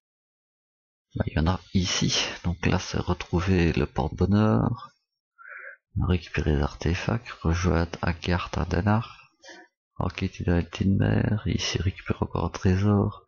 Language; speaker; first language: French; native; French